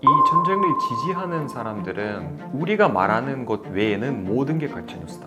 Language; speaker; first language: Korean; non-native, fluent; Russian